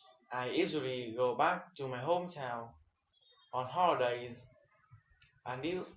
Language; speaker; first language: English; non-native, learner; Vietnamese